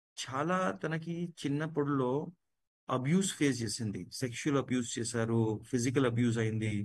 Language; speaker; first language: Telugu; non-native, fluent; Gujarati